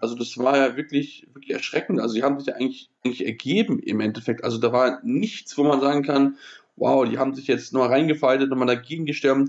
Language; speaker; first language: German; native; German